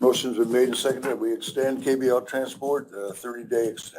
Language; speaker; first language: English; native; English